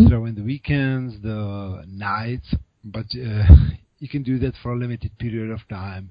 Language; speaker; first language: English; non-native, fluent; Czech